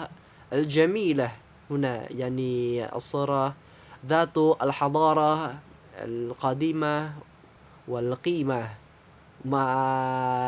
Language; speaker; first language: Arabic; non-native, fluent; Indonesian